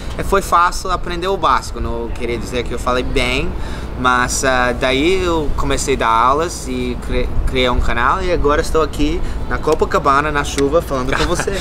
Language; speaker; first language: Portuguese; non-native, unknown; English